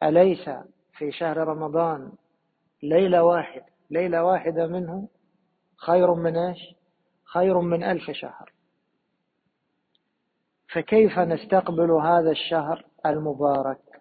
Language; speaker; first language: Arabic; native; Arabic